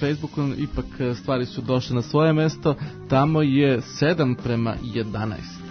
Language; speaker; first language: Croatian; native; Croatian